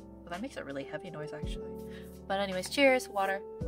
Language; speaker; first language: English; early bilingual, other home language; Korean